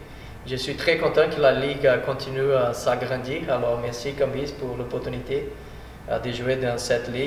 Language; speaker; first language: French; non-native, fluent; Portuguese